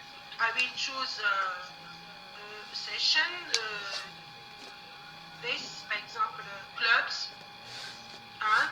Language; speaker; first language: English; non-native, learner; Arabic